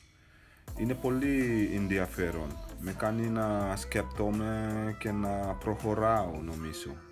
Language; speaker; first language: Greek; non-native, fluent; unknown